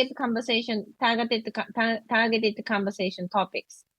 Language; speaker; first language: English; non-native, learner; Japanese